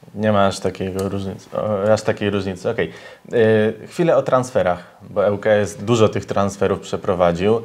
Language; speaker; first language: Polish; native; Polish